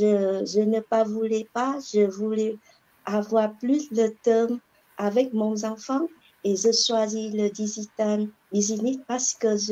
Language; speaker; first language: French; non-native, learner; Vietnamese